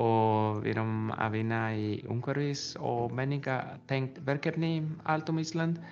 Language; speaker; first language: Icelandic; non-native, learner; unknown